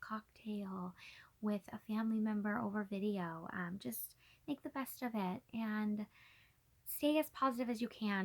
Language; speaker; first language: English; native; English